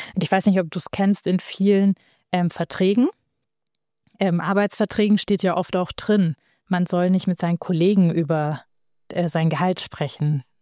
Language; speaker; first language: German; early bilingual, other home language; Albanian